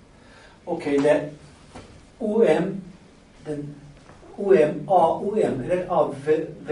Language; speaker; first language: Swedish; non-native, fluent; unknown